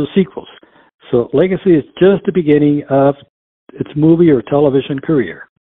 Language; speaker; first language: English; early bilingual, other home language; Spanish